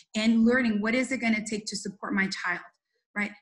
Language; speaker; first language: English; early bilingual, other home language; Spanish